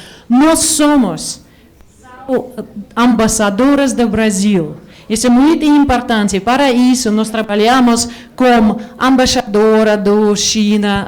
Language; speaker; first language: Portuguese; non-native, learner; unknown